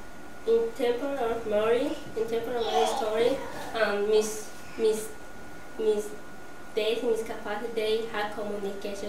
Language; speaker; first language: English; non-native, learner; Spanish